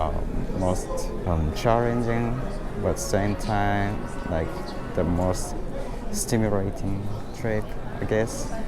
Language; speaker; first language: English; non-native, fluent; Japanese